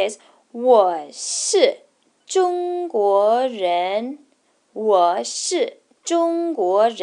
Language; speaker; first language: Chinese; non-native, fluent; English